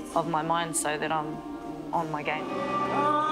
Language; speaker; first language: English; native; English